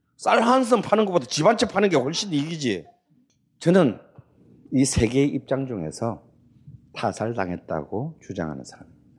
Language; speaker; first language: Korean; native; Korean